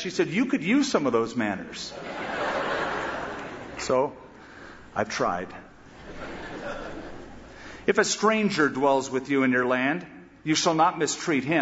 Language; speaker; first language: English; native; English